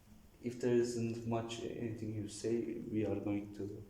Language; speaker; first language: English; non-native, fluent; Turkish